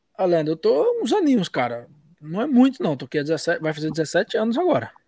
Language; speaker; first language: Portuguese; native; Portuguese